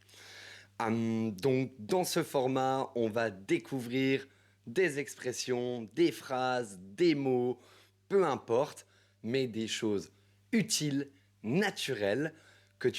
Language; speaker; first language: French; native; French